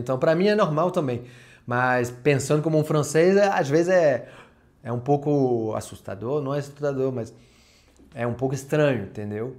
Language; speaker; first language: Portuguese; non-native, fluent; French